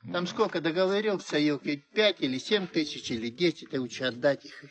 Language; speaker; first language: Russian; native; Russian